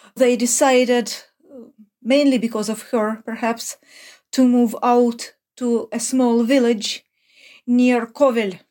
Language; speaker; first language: English; non-native, fluent; Ukrainian